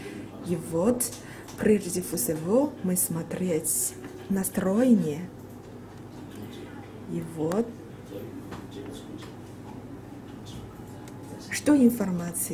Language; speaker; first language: Russian; non-native, learner; Chinese